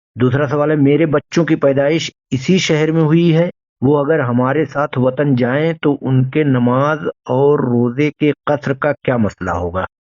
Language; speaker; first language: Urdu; native; Urdu